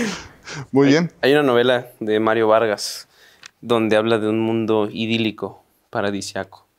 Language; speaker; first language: Spanish; native; Spanish